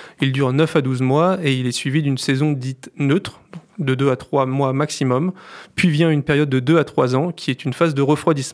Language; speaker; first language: French; native; French